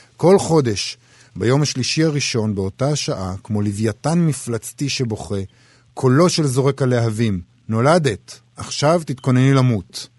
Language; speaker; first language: Hebrew; native; Hebrew